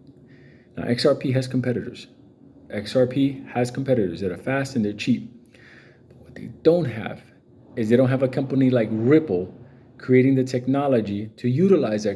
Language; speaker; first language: English; native; English